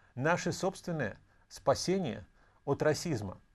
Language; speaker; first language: Russian; native; Russian